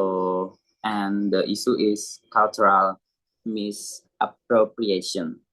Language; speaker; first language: English; non-native, learner; Indonesian